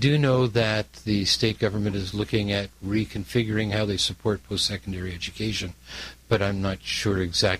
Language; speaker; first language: English; native; English